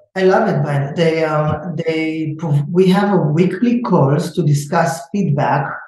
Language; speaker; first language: English; non-native, fluent; Hebrew